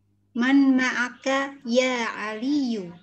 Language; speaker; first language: Arabic; non-native, learner; Indonesian